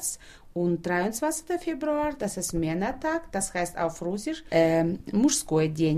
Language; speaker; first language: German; non-native, fluent; Russian